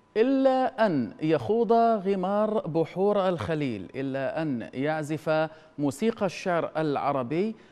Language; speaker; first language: Arabic; native; Arabic